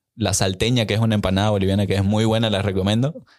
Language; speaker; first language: Spanish; native; Spanish